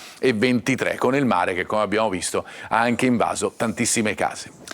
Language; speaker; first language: Italian; native; Italian